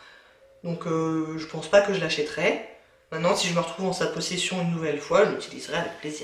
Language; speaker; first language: French; native; French